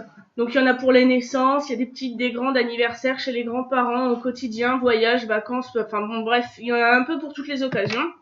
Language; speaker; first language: French; native; French